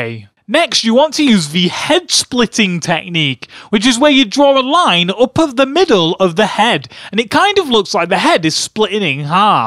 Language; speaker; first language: English; native; English